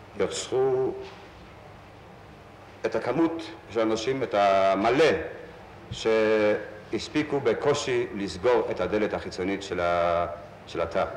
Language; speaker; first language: Hebrew; non-native, fluent; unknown